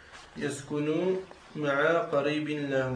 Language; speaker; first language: Arabic; non-native, learner; French